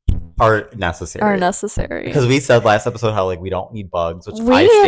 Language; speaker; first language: English; native; English